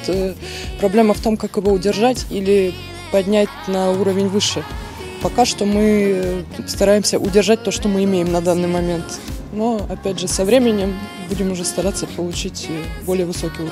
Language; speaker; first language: Russian; native; Russian